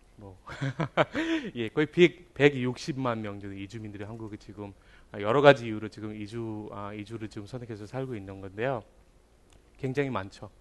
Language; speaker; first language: Korean; non-native, fluent; Bangla